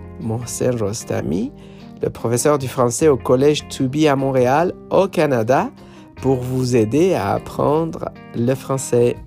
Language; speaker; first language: French; non-native, fluent; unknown